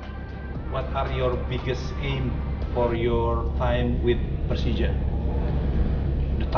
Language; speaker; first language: English; non-native, fluent; Indonesian